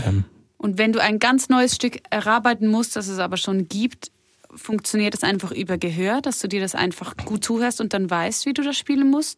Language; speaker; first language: German; native; German